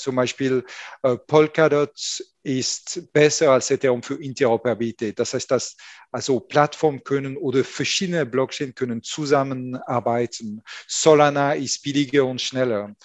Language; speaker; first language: German; non-native, fluent; French